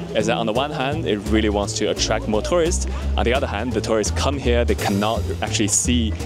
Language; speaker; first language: English; non-native, fluent; Chinese